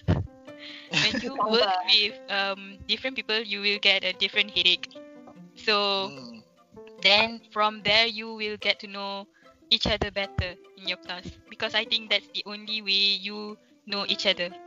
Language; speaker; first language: English; non-native, local second language; Malay